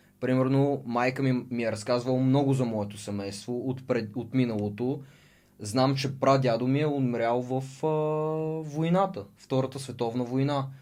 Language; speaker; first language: Bulgarian; early bilingual, other home language; Russian